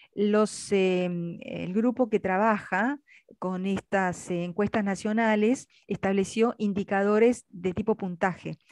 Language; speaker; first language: Spanish; native; Spanish